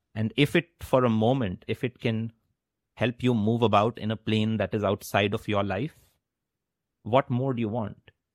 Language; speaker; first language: English; non-native, local second language; Hindi